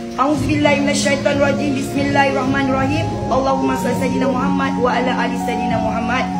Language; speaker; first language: Malay; early bilingual, other home language; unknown